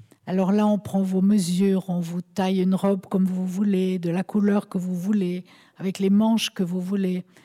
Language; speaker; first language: French; native; French